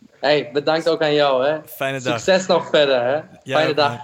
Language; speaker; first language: Dutch; non-native, fluent; German